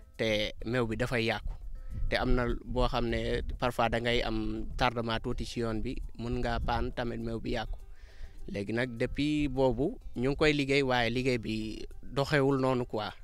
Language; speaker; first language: Wolof; non-native, local second language; Fula